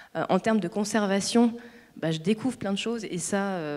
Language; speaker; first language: French; native; French